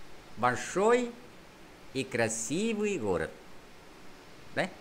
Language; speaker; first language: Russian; non-native, fluent; Vietnamese